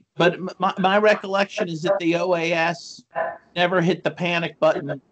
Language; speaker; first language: English; native; English